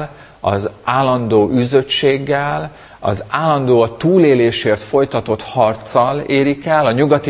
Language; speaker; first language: Hungarian; native; Hungarian